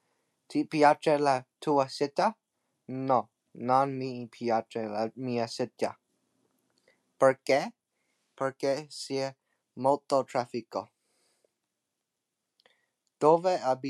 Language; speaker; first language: Italian; non-native, learner; English